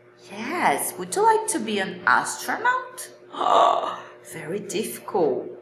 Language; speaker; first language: English; non-native, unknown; Portuguese